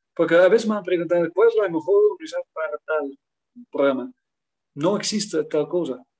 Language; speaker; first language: Spanish; non-native, fluent; Dutch